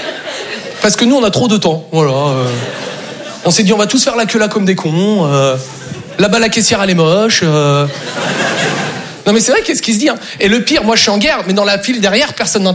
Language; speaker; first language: French; native; French